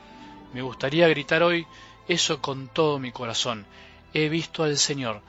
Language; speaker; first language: Spanish; native; Spanish